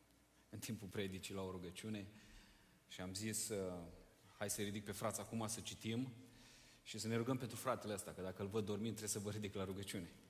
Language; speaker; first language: Romanian; native; Romanian